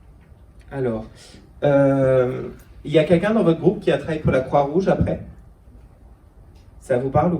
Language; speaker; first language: French; native; French